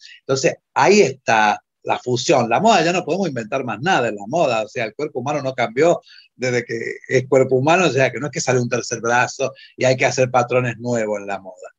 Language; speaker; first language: Spanish; non-native, fluent; Italian